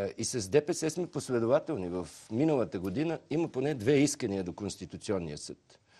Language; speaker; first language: Bulgarian; native; Bulgarian